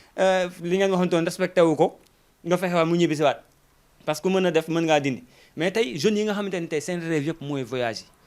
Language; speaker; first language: Wolof; native; Wolof